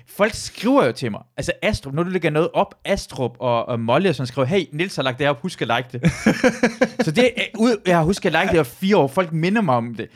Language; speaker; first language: Danish; early bilingual, other home language; Persian